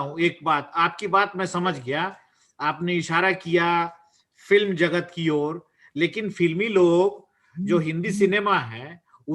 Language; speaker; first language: Hindi; native; Hindi